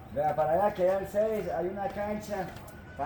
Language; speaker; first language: Spanish; native; Spanish